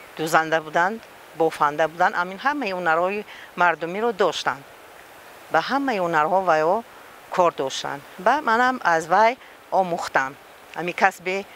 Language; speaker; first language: Tajik; non-native, local second language; Shughni